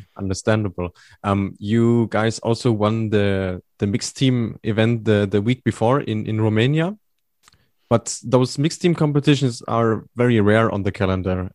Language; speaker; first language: English; non-native, fluent; German